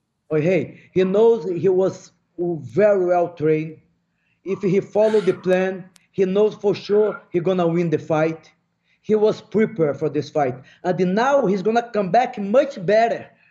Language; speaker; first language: English; non-native, fluent; Portuguese